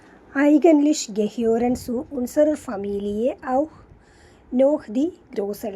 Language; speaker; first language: German; non-native, fluent; Malayalam